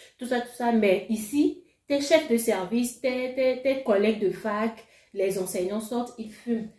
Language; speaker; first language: French; non-native, local second language; Ewe